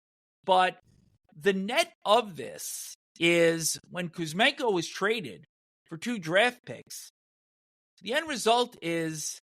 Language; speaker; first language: English; native; English